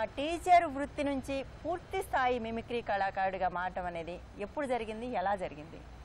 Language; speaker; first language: Telugu; native; Telugu